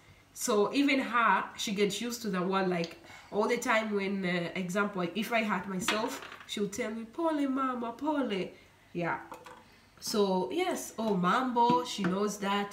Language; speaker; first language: English; non-native, fluent; Swahili